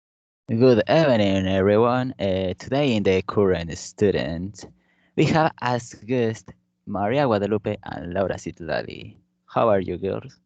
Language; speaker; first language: English; non-native, learner; Spanish